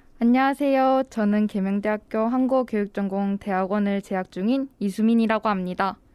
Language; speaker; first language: Korean; native; Korean